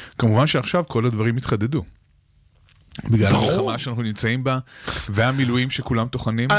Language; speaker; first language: Hebrew; native; Hebrew